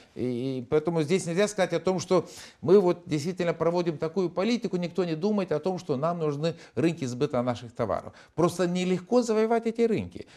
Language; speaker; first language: Russian; non-native, local second language; Romanian